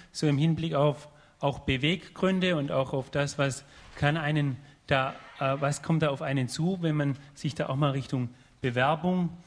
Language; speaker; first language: German; native; German